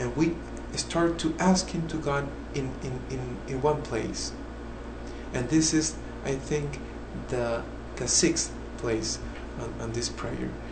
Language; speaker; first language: English; non-native, fluent; Spanish